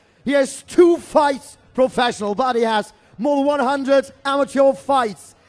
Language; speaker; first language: English; non-native, fluent; German